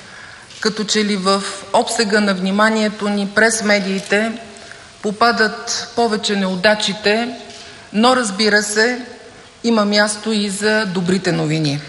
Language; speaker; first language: Bulgarian; native; Bulgarian